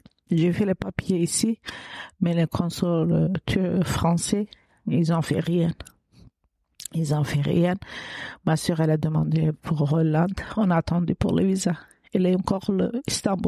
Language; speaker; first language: French; non-native, learner; Kurdish